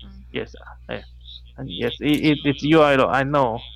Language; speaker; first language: English; non-native, learner; Chinese